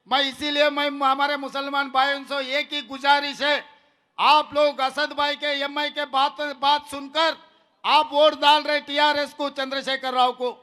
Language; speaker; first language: Hindi; non-native, local second language; Telugu